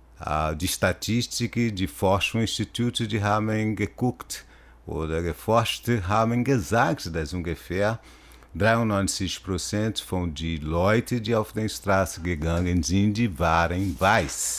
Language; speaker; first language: German; non-native, learner; Portuguese